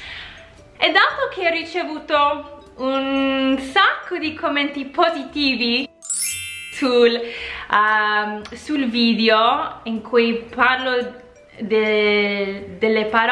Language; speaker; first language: Italian; non-native, fluent; English